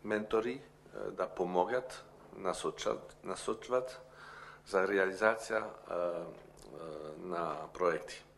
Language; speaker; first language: Bulgarian; non-native, learner; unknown